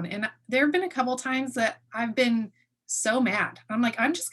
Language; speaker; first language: English; native; English